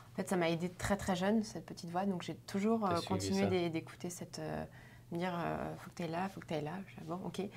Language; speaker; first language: French; native; French